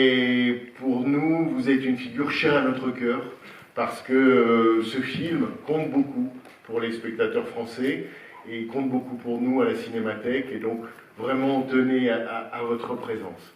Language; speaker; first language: French; native; French